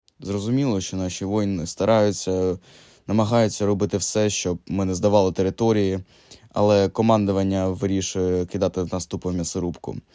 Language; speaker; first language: Ukrainian; native; Ukrainian